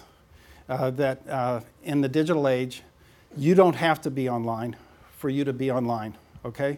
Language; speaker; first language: English; native; English